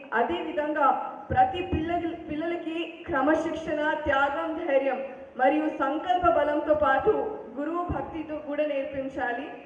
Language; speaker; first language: Telugu; non-native, local second language; Hindi